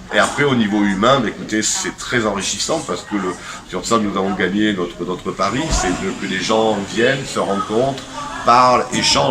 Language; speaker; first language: French; native; French